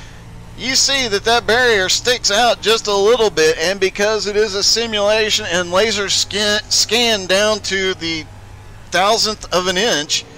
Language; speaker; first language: English; native; English